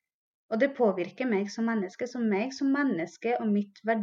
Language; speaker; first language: Norwegian; non-native, local second language; Northern Sami